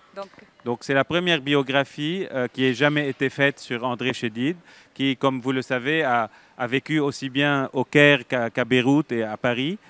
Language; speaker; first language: French; native; French